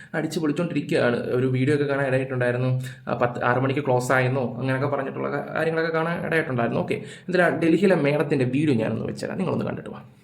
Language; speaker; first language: Malayalam; native; Malayalam